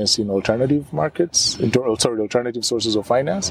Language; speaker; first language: English; non-native, local second language; Ganda